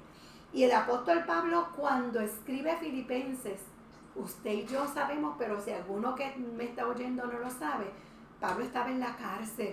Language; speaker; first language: Spanish; native; Spanish